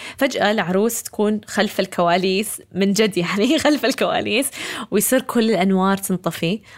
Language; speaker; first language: Arabic; early bilingual, heritage; Arabic